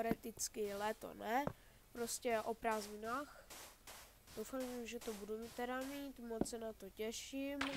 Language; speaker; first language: Czech; native; Czech